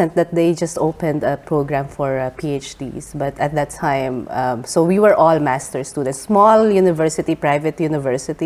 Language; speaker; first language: English; non-native, local second language; Filipino